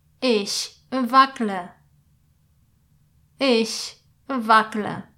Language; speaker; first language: German; non-native, fluent; Polish